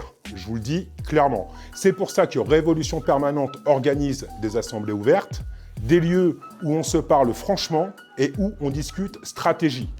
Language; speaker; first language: French; native; French